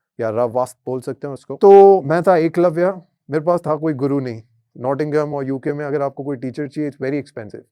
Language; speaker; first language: Hindi; native; Hindi